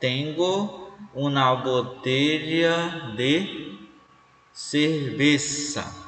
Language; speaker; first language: Spanish; non-native, learner; Portuguese